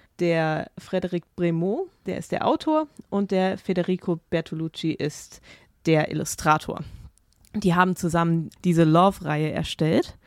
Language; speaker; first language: German; native; German